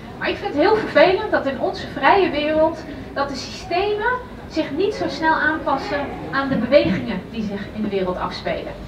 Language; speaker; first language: Dutch; native; Dutch